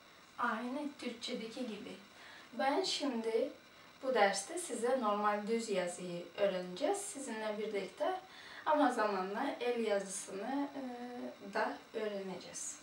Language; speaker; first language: Turkish; non-native, fluent; Russian